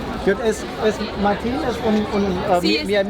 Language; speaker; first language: Spanish; non-native, learner; German